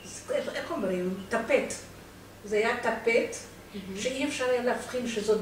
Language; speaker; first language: Hebrew; non-native, fluent; Romanian